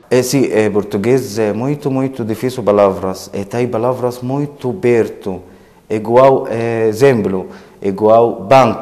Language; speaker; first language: Portuguese; non-native, learner; Arabic